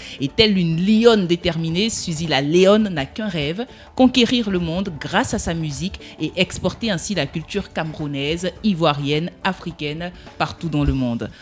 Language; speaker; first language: French; native; French